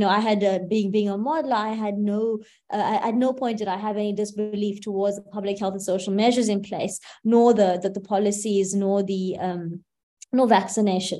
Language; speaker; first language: English; native; English